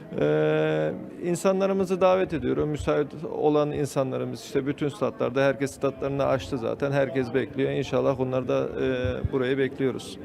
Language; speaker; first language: Turkish; early bilingual, heritage; Turkish